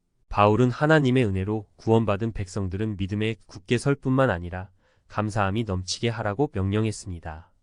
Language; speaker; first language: Korean; native; Korean